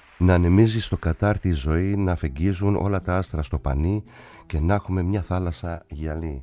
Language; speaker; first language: Greek; native; Greek